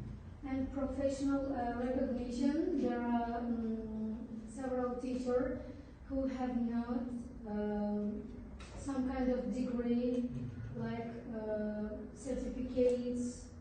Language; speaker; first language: English; non-native, learner; Uzbek